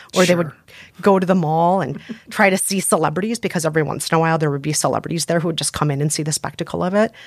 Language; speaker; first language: English; native; English